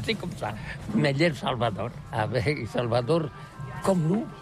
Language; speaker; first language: French; non-native, learner; Catalan